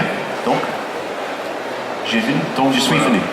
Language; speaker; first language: French; non-native, fluent; English